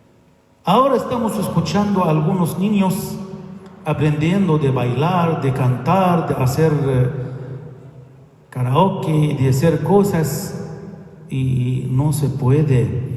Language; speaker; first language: Spanish; non-native, fluent; Arabic